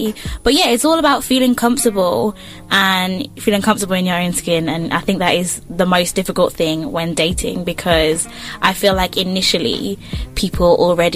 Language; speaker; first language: English; native; English